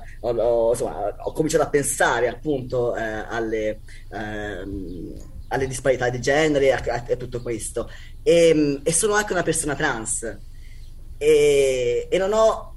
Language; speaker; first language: Italian; native; Italian